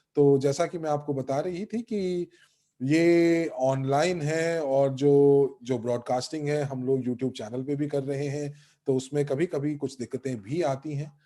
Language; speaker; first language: Hindi; native; Hindi